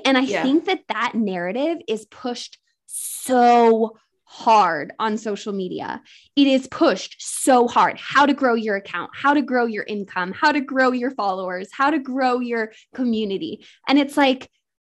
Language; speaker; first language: English; native; English